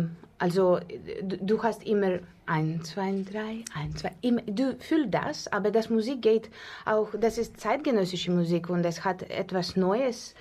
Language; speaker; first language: German; non-native, learner; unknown